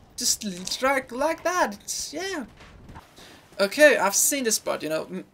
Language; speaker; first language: English; non-native, fluent; Persian